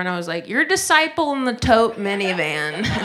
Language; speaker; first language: English; native; English